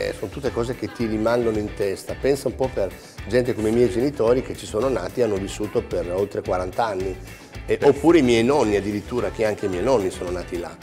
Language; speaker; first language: Italian; early bilingual, heritage; Italian